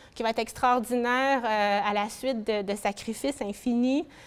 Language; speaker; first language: French; native; French